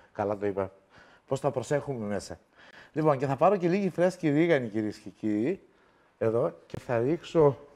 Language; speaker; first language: Greek; native; Greek